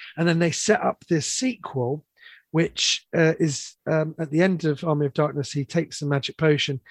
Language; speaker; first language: English; native; English